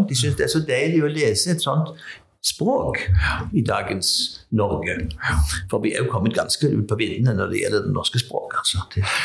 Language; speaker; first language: Norwegian; native; Norwegian